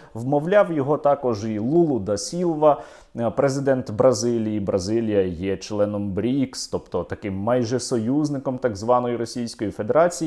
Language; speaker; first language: Ukrainian; native; Ukrainian